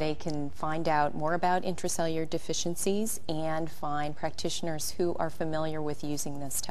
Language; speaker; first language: English; native; English